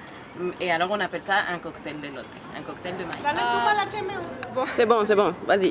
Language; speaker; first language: French; non-native, fluent; Spanish